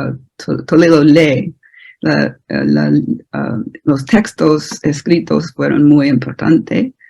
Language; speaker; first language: Spanish; non-native, fluent; English